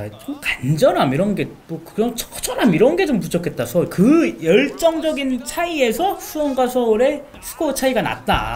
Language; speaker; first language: Korean; native; Korean